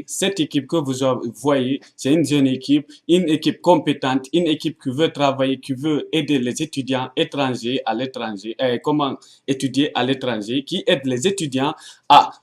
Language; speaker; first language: French; non-native, local second language; Arabic